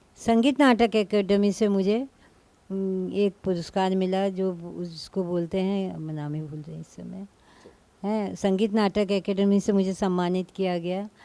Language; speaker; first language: Hindi; native; Hindi